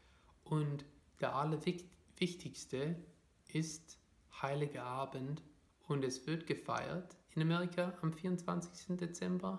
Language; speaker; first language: German; non-native, fluent; English